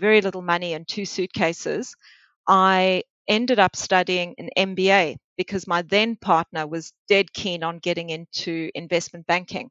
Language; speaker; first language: English; native; English